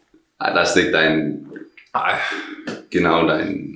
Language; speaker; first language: German; non-native, learner; Danish